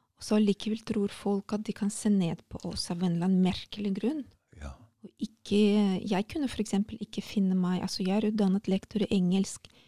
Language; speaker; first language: Norwegian; non-native, fluent; Russian